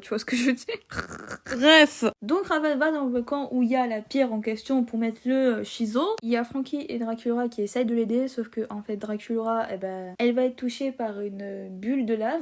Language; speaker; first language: French; native; French